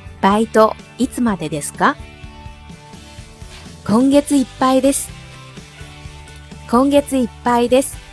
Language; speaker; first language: Japanese; non-native, fluent; Chinese